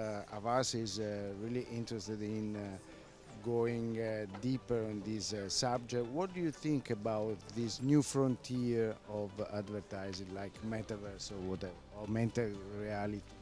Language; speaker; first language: English; non-native, fluent; Italian